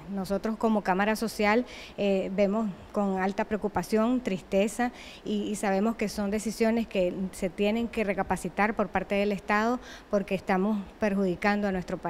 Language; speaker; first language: Spanish; native; Spanish